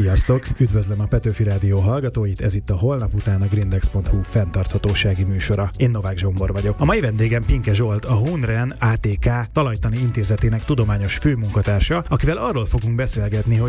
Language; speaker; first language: Hungarian; native; Hungarian